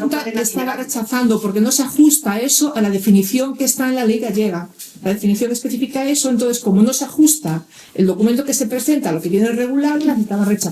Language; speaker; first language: Spanish; native; Spanish